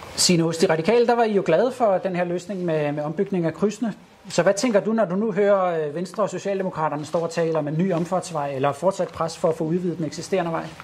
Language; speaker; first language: Danish; native; Danish